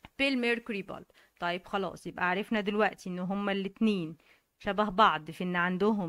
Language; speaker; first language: Arabic; native; Arabic